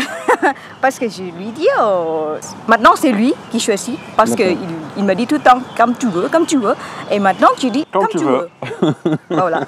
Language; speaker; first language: French; non-native, learner; Thai